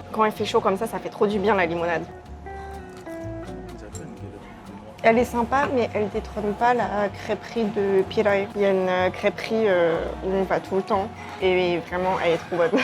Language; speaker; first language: French; native; French